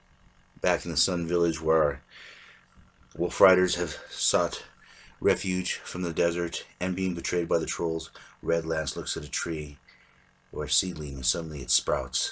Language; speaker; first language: English; native; English